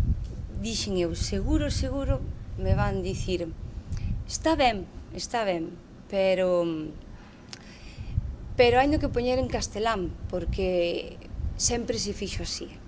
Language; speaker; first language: Galician; native; Galician